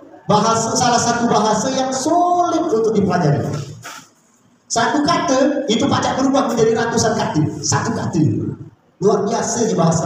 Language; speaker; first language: Indonesian; native; Indonesian